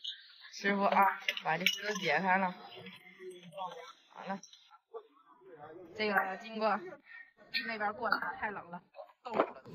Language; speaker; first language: Chinese; native; Chinese